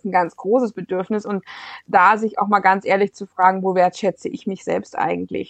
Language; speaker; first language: German; native; German